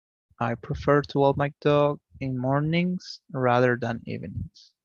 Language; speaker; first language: English; non-native, learner; Spanish